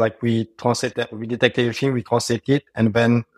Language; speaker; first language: English; non-native, fluent; French